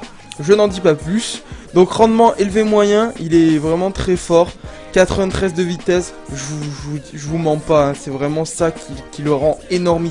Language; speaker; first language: French; native; French